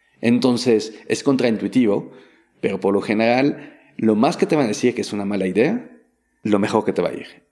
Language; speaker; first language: Spanish; non-native, fluent; French